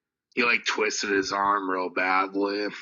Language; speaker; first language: English; native; English